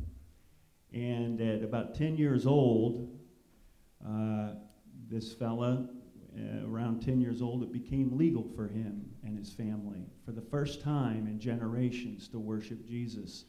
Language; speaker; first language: English; native; English